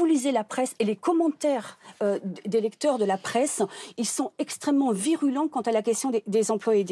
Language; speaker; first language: French; native; French